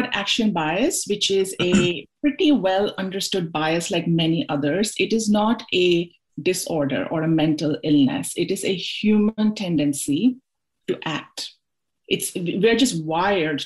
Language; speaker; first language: English; non-native, local second language; Hindi